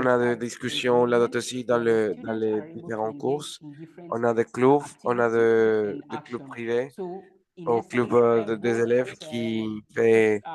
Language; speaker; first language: French; non-native, learner; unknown